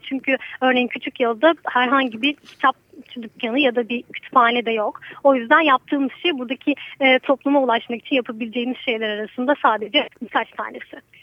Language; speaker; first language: Turkish; native; Turkish